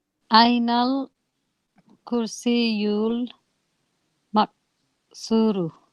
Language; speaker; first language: Arabic; non-native, learner; English